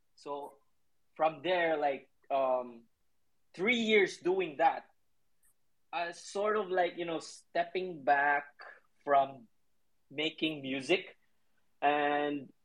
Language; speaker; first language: English; non-native, local second language; Cebuano